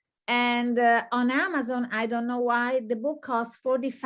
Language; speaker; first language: English; non-native, fluent; Italian